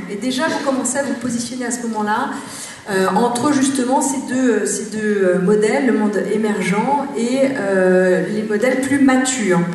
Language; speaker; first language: French; native; French